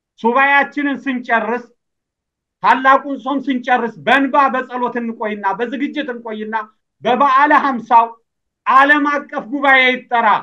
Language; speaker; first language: Amharic; native; Amharic